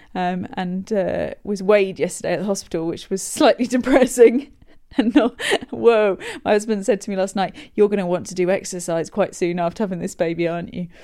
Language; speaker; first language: English; native; English